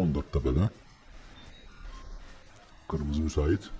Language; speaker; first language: Turkish; native; Turkish